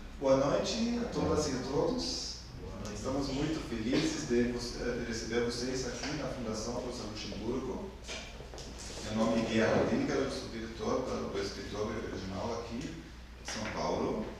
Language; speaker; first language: Portuguese; non-native, fluent; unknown